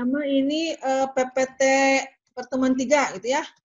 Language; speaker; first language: Indonesian; native; Indonesian